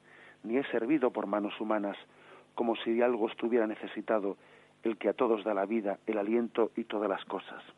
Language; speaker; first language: Spanish; native; Spanish